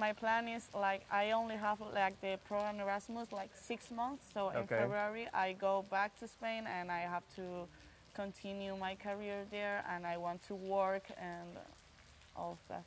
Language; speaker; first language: English; non-native, learner; Spanish